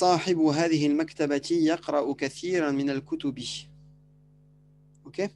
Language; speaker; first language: Arabic; non-native, fluent; French